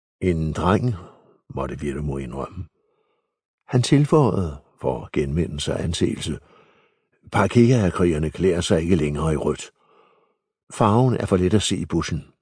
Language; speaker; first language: Danish; native; Danish